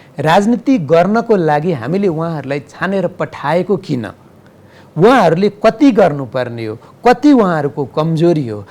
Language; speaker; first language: Nepali; native; Nepali